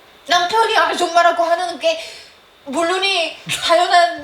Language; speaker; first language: Korean; non-native, learner; Arabic